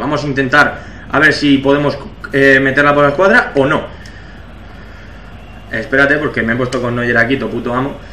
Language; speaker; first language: Spanish; native; Spanish